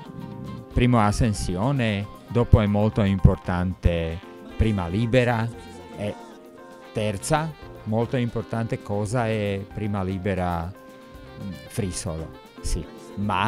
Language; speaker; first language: Italian; non-native, learner; Slovak